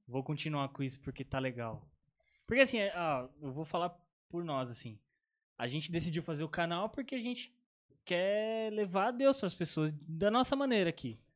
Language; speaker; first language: Portuguese; native; Portuguese